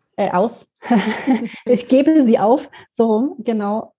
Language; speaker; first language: German; native; German